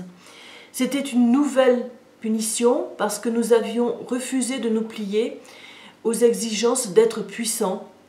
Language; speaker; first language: French; native; French